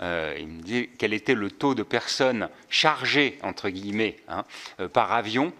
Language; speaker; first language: French; native; French